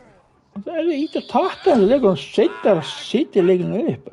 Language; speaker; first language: Icelandic; non-native, learner; Norwegian